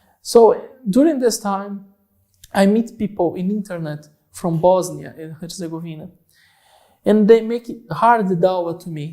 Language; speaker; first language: English; non-native, learner; Portuguese